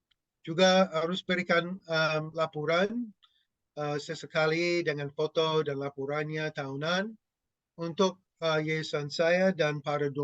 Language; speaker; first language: Indonesian; non-native, fluent; English